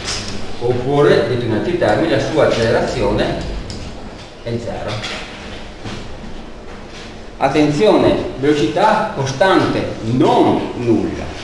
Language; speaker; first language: Italian; native; Italian